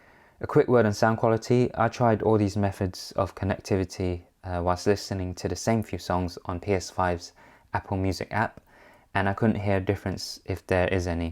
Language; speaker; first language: English; native; English